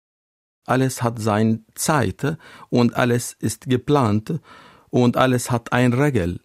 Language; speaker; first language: German; non-native, fluent; Arabic